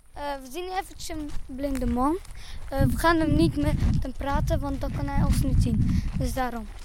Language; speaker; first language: Dutch; early bilingual, other home language; Persian